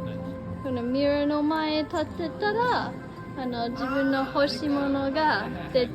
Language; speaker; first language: Japanese; non-native, learner; English